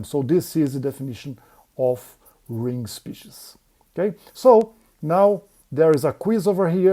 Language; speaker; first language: English; non-native, fluent; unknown